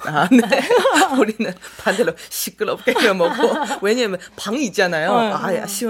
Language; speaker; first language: Korean; non-native, fluent; Chinese